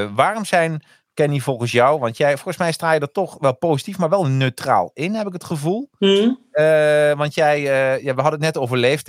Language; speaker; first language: Dutch; native; Dutch